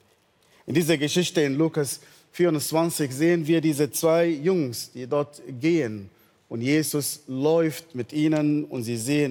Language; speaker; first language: German; non-native, fluent; Arabic